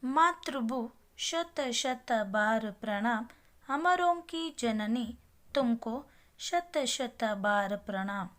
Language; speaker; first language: Hindi; non-native, local second language; Kannada